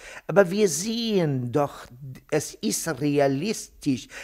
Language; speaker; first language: German; non-native, fluent; Kurdish